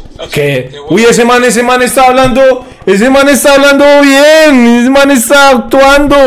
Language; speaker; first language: Spanish; native; Spanish